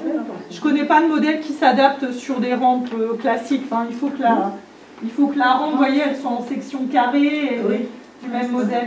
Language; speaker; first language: French; native; French